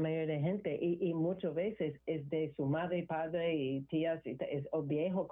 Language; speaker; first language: Spanish; non-native, learner; English